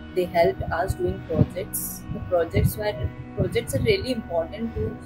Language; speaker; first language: English; non-native, local second language; Bangla